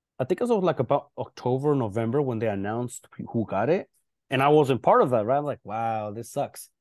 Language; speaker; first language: English; early bilingual, other home language; Spanish